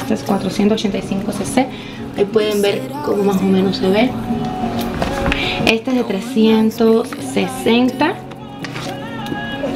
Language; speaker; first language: Spanish; native; Spanish